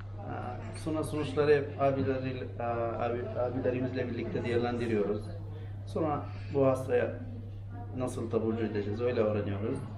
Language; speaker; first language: Turkish; non-native, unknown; Arabic